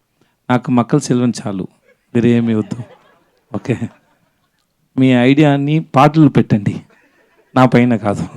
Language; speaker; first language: Telugu; non-native, learner; Tamil